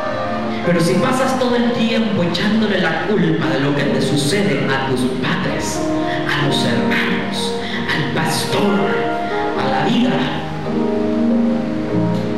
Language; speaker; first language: Spanish; native; Spanish